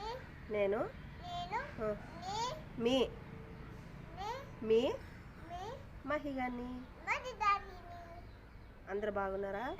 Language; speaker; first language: Telugu; native; Telugu